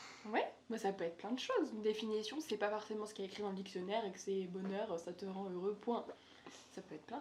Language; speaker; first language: French; native; French